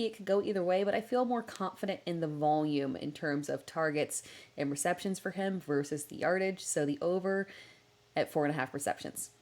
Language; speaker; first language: English; native; English